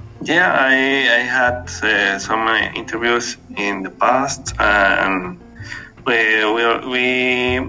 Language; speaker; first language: English; non-native, learner; Spanish